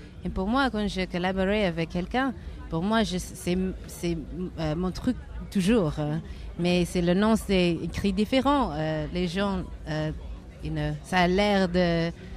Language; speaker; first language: French; non-native, learner; English